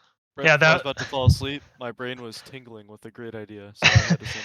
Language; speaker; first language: English; native; English